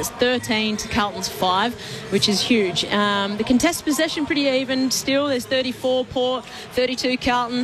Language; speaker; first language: English; native; English